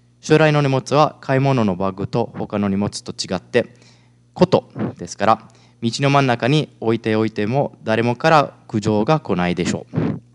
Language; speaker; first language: Japanese; non-native, fluent; Italian